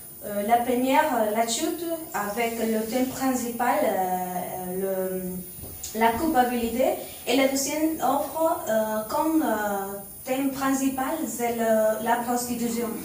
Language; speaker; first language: French; non-native, learner; Spanish